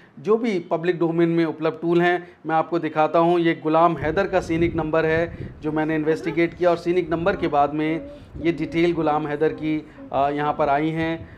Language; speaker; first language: Hindi; native; Hindi